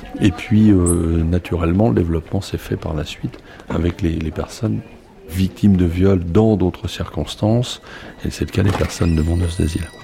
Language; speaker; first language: French; native; French